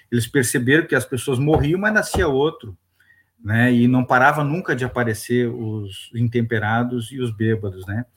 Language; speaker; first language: Portuguese; native; Portuguese